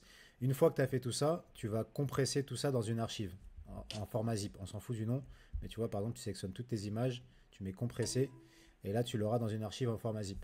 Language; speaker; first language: French; native; French